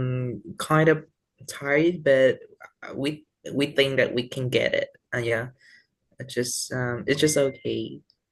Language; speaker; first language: English; non-native, learner; Vietnamese